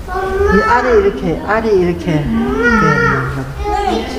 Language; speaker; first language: Korean; native; Korean